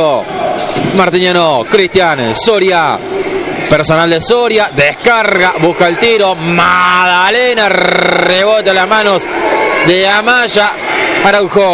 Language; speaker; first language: Spanish; native; Spanish